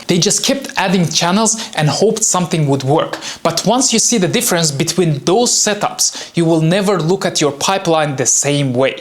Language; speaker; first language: English; non-native, fluent; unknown